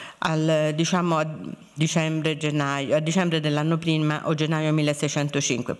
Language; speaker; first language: Italian; native; Italian